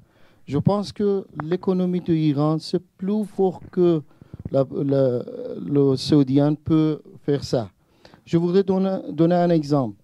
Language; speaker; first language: French; non-native, learner; Persian